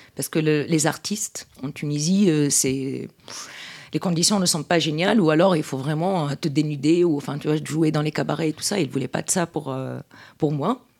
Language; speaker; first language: French; non-native, local second language; Arabic